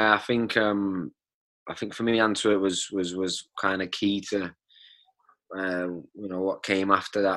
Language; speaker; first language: English; native; English